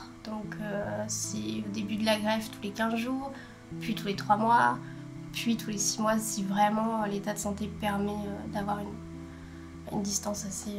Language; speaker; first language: French; native; French